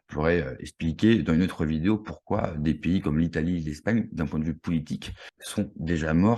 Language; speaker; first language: French; native; French